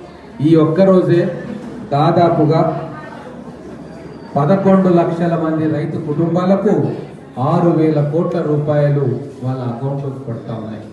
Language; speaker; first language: Telugu; native; Telugu